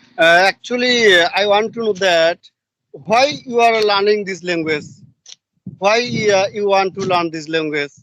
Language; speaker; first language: English; non-native, learner; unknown